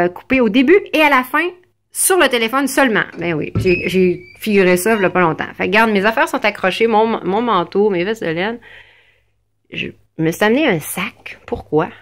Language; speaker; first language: French; native; French